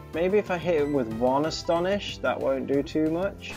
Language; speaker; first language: English; native; English